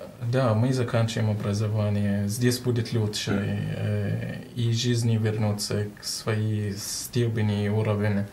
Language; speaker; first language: Russian; non-native, learner; Arabic